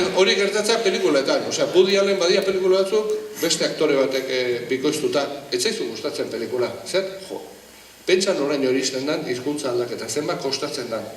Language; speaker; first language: Basque; non-native, local second language; Spanish